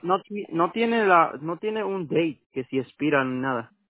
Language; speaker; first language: Spanish; native; Spanish